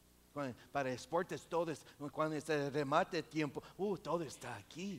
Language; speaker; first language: Spanish; non-native, local second language; English